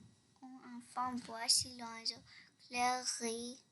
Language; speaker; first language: French; non-native, learner; English